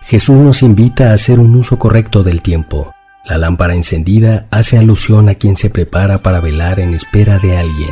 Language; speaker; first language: Spanish; native; Spanish